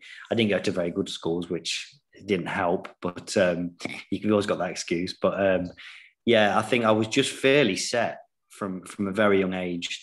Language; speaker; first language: English; native; English